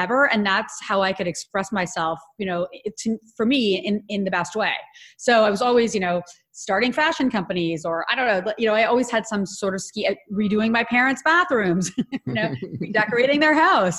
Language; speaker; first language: English; native; English